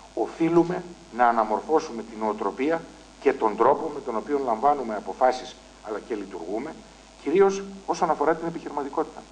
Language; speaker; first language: Greek; native; Greek